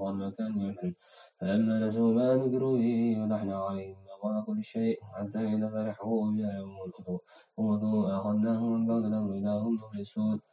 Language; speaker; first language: Arabic; non-native, learner; Indonesian